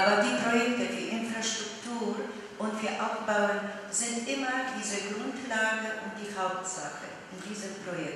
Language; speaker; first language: German; non-native, fluent; Polish